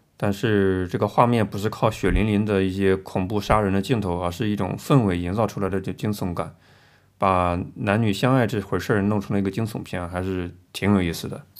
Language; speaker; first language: Chinese; native; Chinese